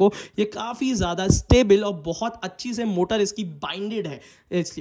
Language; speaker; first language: Hindi; native; Hindi